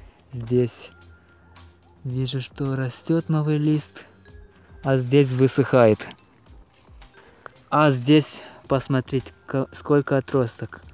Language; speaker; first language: Russian; non-native, fluent; Romanian